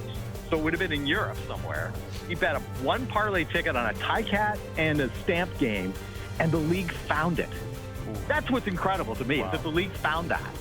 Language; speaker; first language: English; native; English